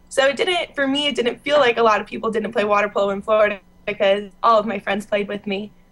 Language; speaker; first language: English; native; English